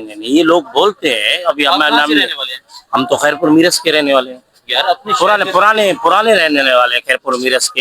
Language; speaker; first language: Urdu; non-native, local second language; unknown